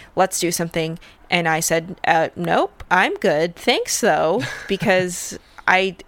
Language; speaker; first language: English; early bilingual, other home language; Russian